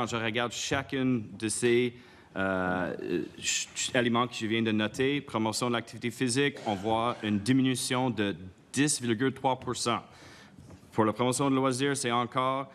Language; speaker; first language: French; non-native, local second language; English